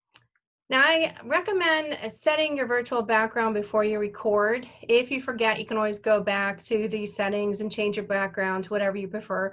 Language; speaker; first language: English; native; English